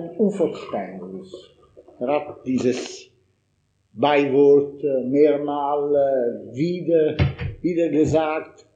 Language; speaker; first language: German; non-native, fluent; Italian